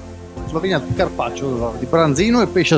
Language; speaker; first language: Italian; native; Italian